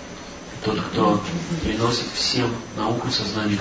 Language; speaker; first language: Russian; native; Russian